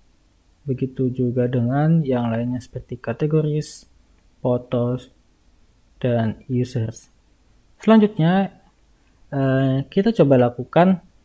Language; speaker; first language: Indonesian; native; Indonesian